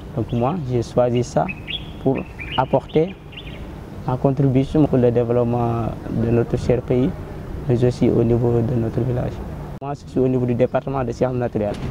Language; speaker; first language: French; non-native, local second language; Wolof